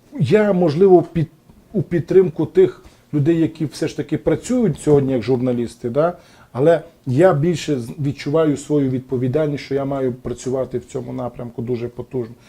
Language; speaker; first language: Ukrainian; non-native, local second language; Romany